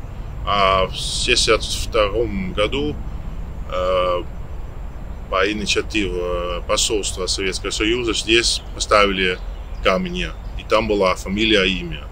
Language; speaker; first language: Russian; non-native, learner; Dutch